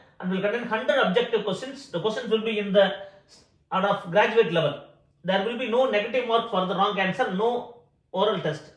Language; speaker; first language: English; non-native, local second language; Tamil